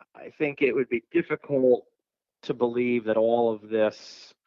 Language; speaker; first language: English; native; English